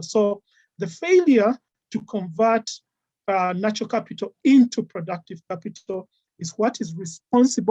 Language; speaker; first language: English; non-native, local second language; Ganda